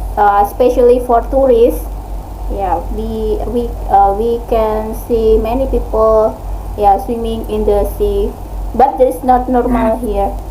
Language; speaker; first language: English; non-native, learner; Indonesian